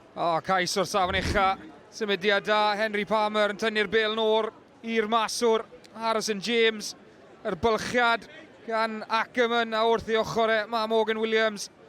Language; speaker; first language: Welsh; native; Welsh